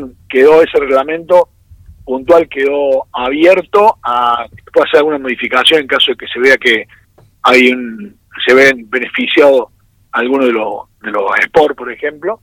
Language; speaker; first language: Spanish; native; Spanish